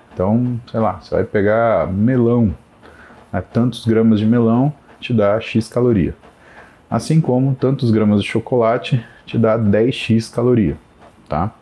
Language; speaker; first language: Portuguese; native; Portuguese